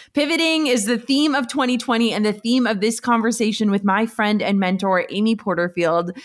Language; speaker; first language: English; native; English